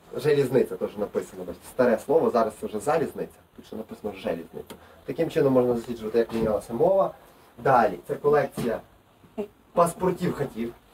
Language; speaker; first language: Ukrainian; native; Ukrainian